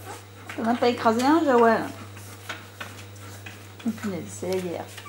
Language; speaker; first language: French; native; French